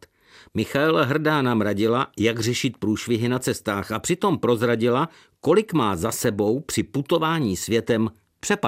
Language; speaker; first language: Czech; native; Czech